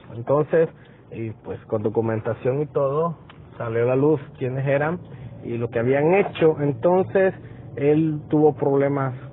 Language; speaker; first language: Spanish; native; Spanish